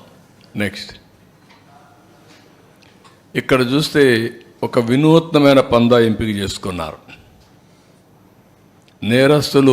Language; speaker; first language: Telugu; native; Telugu